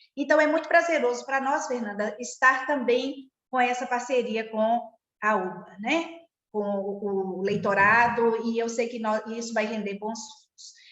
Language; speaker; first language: Portuguese; native; Portuguese